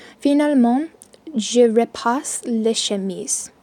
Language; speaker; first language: French; non-native, learner; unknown